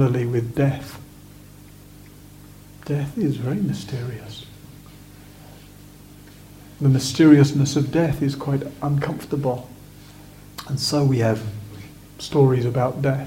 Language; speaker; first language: English; native; English